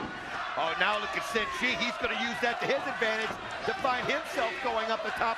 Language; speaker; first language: English; native; English